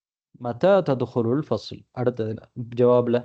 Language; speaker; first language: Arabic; non-native, fluent; Tamil